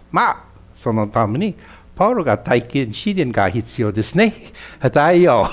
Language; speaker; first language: Japanese; non-native, fluent; English